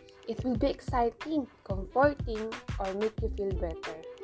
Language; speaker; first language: English; non-native, local second language; Filipino